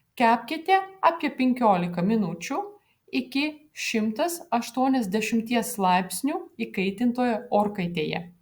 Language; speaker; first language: Lithuanian; non-native, fluent; Russian